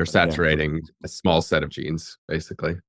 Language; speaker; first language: English; native; English